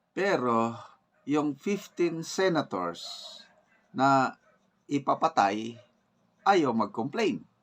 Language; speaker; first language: Filipino; native; Filipino